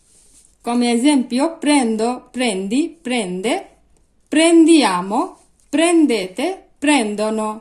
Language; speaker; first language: Italian; non-native, fluent; Bangla